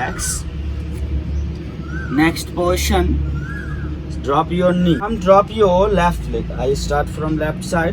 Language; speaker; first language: English; non-native, local second language; Hindi